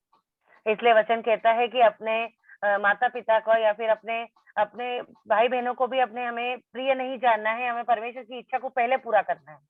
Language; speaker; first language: Hindi; native; Hindi